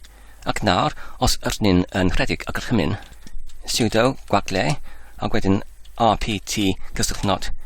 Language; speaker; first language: Welsh; non-native, learner; English